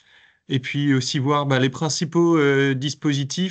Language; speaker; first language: French; native; French